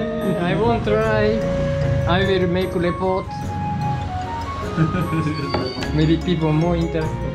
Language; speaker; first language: English; non-native, learner; Japanese